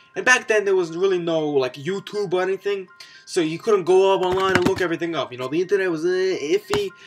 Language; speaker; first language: English; native; English